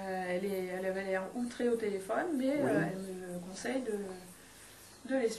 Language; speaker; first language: French; native; French